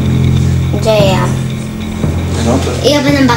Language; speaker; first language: Polish; early bilingual, heritage; Polish